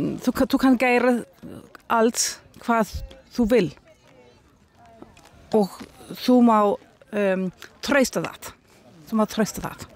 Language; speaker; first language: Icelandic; non-native, learner; Danish